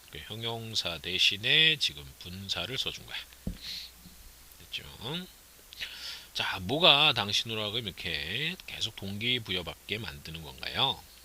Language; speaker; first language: Korean; native; Korean